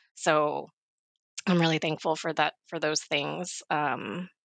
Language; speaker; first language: English; native; English